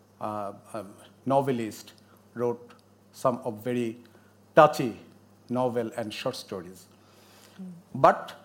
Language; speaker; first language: English; non-native, local second language; Bangla